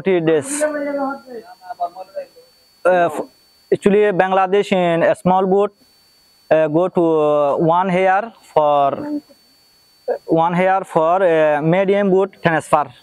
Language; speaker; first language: English; non-native, learner; Rohingya